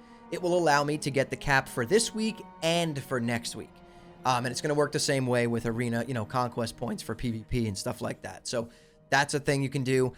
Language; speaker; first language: English; native; English